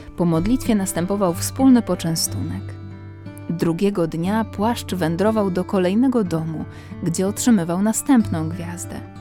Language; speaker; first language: Polish; native; Polish